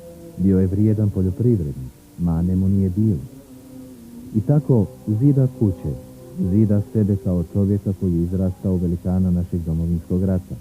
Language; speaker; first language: Bosnian; native; Bosnian